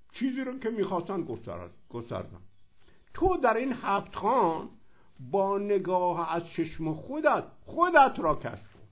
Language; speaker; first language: Persian; native; Persian